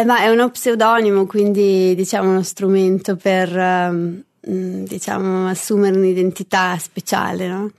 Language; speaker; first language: Italian; native; Italian